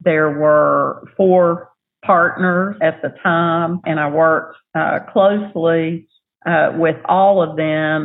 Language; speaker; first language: English; native; English